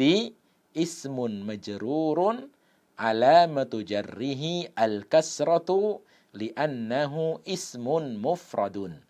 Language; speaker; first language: Arabic; non-native, fluent; Indonesian